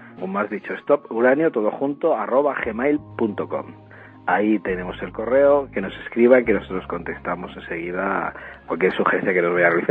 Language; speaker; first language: Spanish; native; Spanish